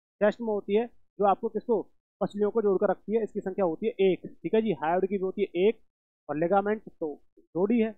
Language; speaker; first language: Hindi; native; Hindi